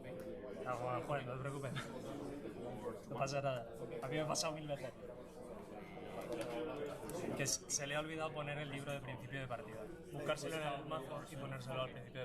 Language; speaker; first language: Spanish; native; Spanish